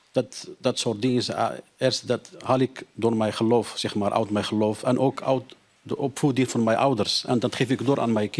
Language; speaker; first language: Dutch; non-native, learner; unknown